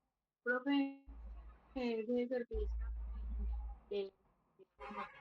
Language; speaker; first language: Spanish; native; Spanish